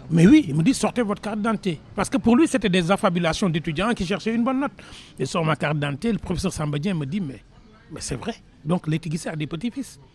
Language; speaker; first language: French; non-native, local second language; Wolof